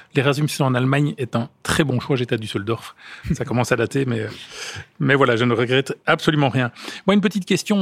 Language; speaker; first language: French; native; French